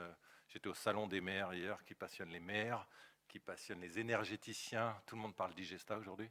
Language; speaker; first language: French; native; French